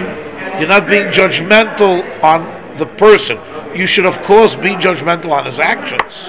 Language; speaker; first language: English; native; English